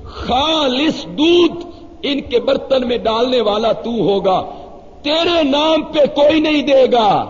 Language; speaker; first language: Urdu; non-native, local second language; Punjabi